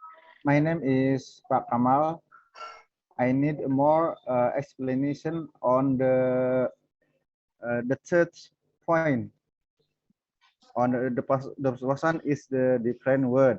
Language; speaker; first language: English; non-native, fluent; Indonesian